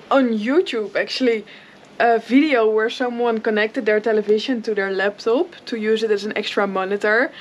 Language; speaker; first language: English; non-native, fluent; Dutch